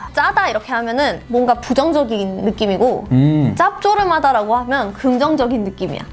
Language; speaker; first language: Korean; non-native, fluent; Russian